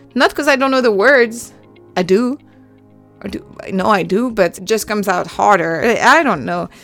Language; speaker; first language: English; non-native, fluent; French